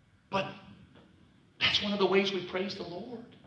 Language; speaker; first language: English; native; English